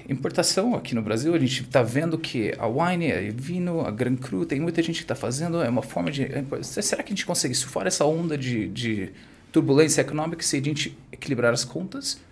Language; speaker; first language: Portuguese; non-native, fluent; English